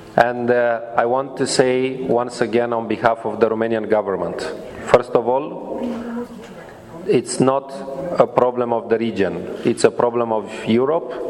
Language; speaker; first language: English; non-native, fluent; Romanian